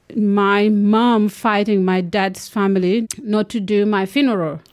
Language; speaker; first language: English; non-native, local second language; Acoli